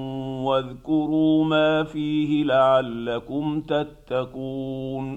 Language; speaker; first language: Arabic; native; Arabic